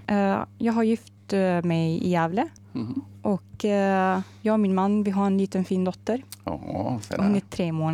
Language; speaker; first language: Swedish; non-native, fluent; Arabic